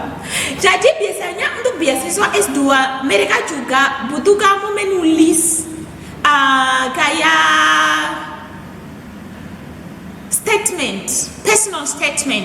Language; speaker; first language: Indonesian; non-native, fluent; English